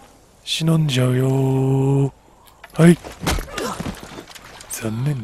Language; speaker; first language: Japanese; native; Japanese